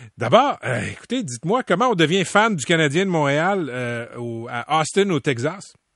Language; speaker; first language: French; native; French